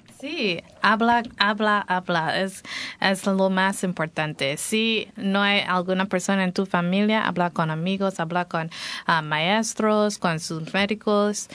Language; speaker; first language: Spanish; non-native, learner; English